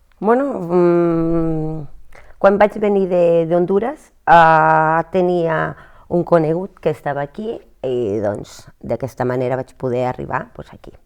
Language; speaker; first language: Catalan; non-native, fluent; Spanish